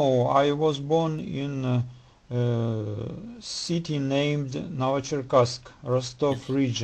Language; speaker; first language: English; non-native, learner; Russian